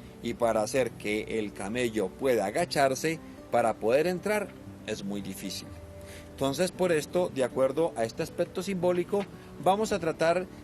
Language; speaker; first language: Spanish; native; Spanish